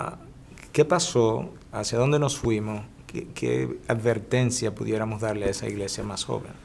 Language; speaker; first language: Spanish; native; Spanish